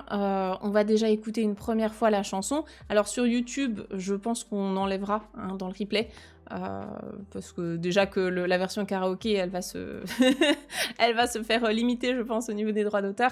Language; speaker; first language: French; native; French